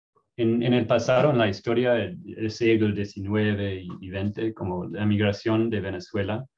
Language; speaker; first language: Spanish; non-native, fluent; English